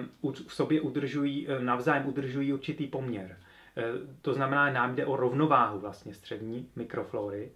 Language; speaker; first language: Czech; native; Czech